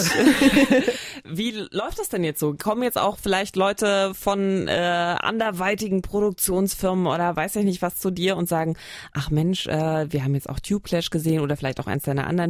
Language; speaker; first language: German; native; German